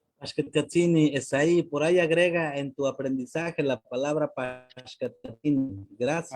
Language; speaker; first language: Spanish; non-native, local second language; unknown